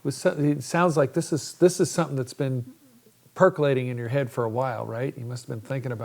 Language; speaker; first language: English; native; English